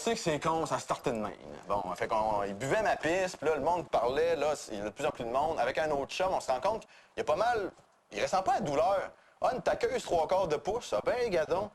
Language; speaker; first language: French; native; French